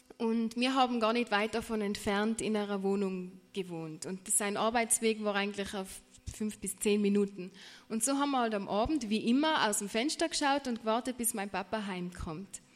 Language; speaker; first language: German; native; German